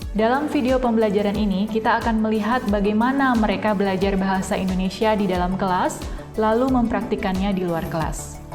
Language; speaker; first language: Indonesian; native; Indonesian